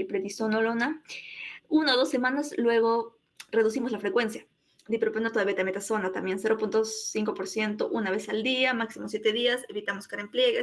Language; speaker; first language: Spanish; native; Spanish